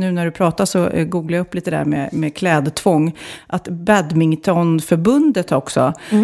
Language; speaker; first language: Swedish; native; Swedish